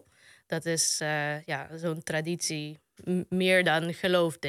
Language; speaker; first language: Dutch; non-native, fluent; Polish